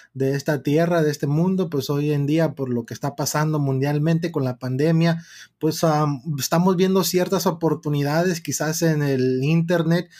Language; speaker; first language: Spanish; early bilingual, heritage; Spanish